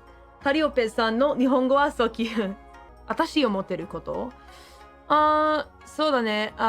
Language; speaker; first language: Japanese; non-native, learner; English